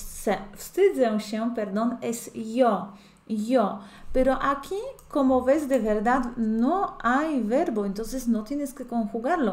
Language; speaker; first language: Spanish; non-native, fluent; Polish